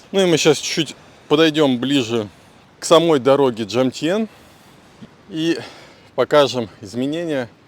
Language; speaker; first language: Russian; native; Russian